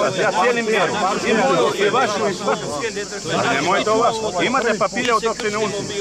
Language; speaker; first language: Serbian; non-native, local second language; Albanian